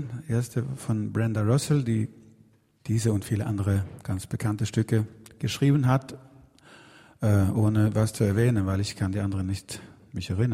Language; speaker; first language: German; non-native, fluent; Swedish